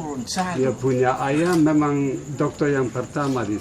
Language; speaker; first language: Indonesian; non-native, fluent; German